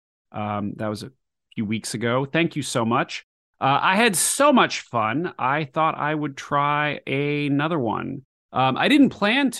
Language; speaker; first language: English; native; English